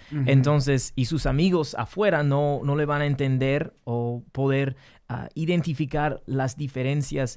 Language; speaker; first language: Spanish; early bilingual, heritage; English